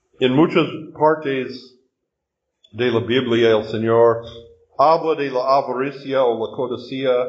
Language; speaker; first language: Spanish; non-native, learner; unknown